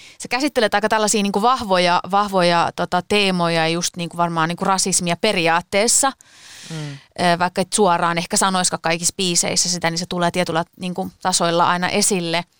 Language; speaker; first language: Finnish; early bilingual, other home language; Persian